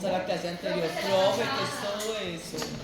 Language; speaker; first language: Spanish; native; Spanish